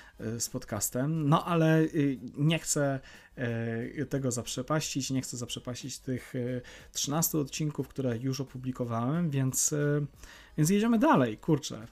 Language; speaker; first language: Polish; native; Polish